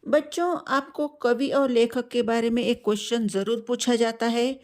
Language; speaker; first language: Hindi; non-native, local second language; Telugu